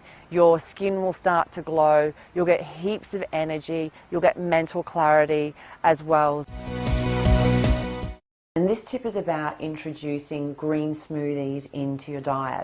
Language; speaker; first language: English; native; English